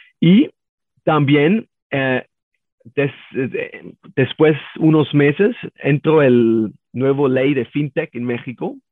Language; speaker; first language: Spanish; non-native, learner; German